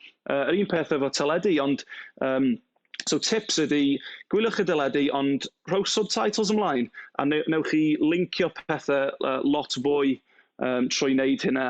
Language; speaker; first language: Welsh; non-native, local second language; English